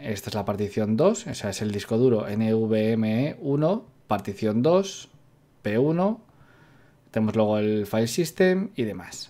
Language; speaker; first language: Spanish; native; Spanish